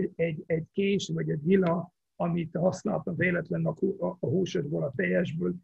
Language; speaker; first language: Hungarian; non-native, fluent; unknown